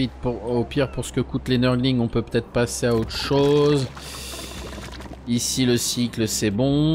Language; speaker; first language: French; native; French